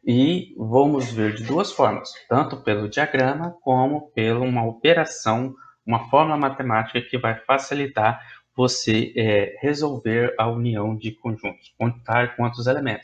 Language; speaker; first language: Portuguese; native; Portuguese